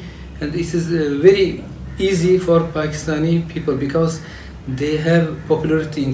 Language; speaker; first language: English; non-native, fluent; Turkish